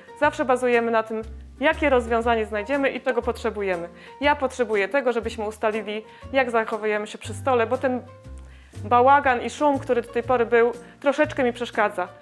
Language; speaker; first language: Polish; native; Polish